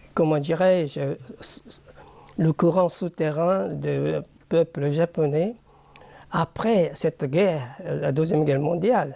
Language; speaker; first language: French; non-native, fluent; Japanese